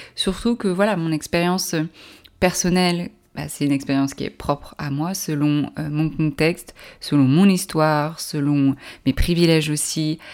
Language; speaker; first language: French; native; French